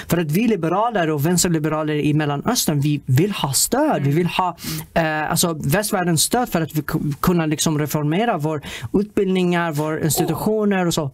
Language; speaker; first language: Swedish; non-native, fluent; Arabic